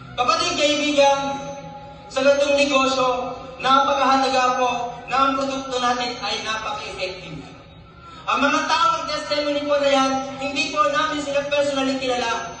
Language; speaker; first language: Filipino; non-native, local second language; Iloko